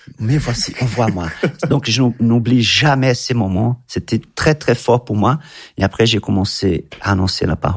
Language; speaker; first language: French; non-native, fluent; Italian